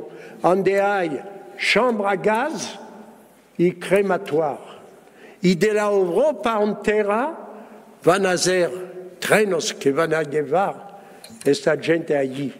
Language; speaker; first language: Spanish; early bilingual, heritage; Spanish